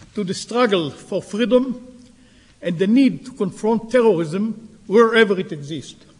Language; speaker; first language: English; non-native, fluent; Hebrew